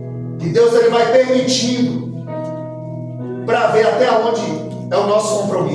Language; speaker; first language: Portuguese; native; Portuguese